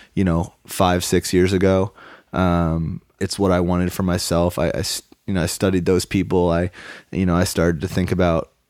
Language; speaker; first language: English; native; English